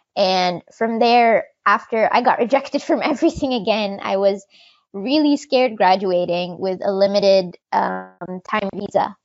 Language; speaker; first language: English; non-native, fluent; Arabic